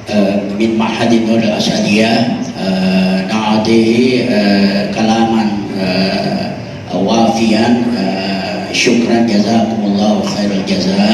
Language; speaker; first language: Arabic; non-native, learner; Indonesian